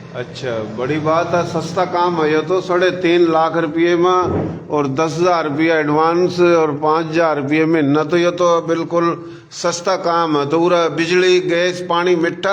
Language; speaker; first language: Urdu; non-native, local second language; Haryanvi